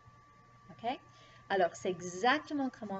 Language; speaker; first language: French; non-native, fluent; English